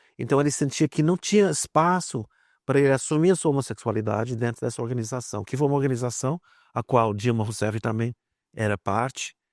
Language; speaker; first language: Portuguese; non-native, fluent; English